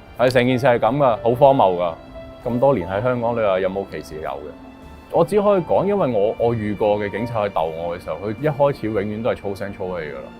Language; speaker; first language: Cantonese; early bilingual, other home language; Urdu